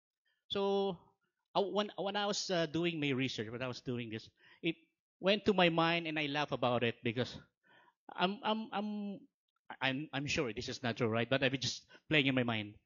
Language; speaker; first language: English; non-native, local second language; Filipino